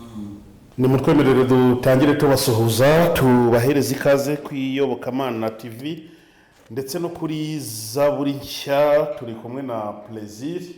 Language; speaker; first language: Kinyarwanda; native; Kinyarwanda